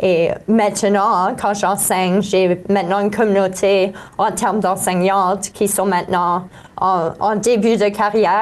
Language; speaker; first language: French; native; French